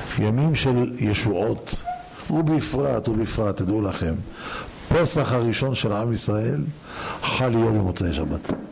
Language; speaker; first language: Hebrew; native; Hebrew